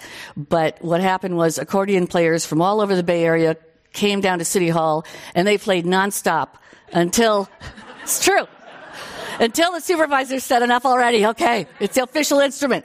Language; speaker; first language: English; native; English